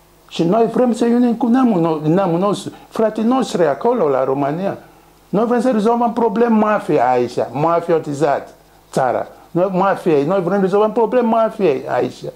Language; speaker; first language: Romanian; non-native, learner; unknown